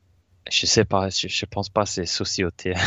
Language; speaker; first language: French; non-native, learner; Swedish